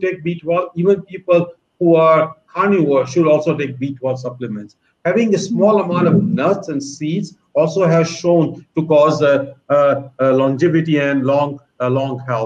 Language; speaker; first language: English; non-native, local second language; Gujarati